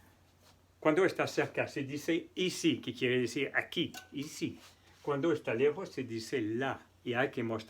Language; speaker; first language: Spanish; non-native, fluent; French